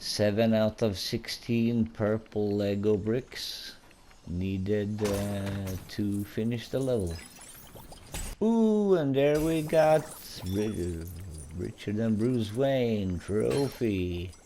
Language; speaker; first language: English; non-native, fluent; Swedish